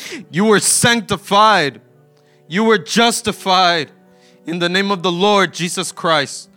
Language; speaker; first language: English; early bilingual, other home language; Spanish